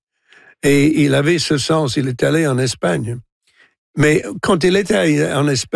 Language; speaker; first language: French; non-native, local second language; English